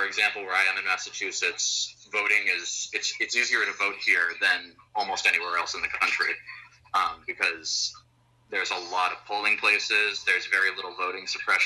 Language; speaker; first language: English; native; English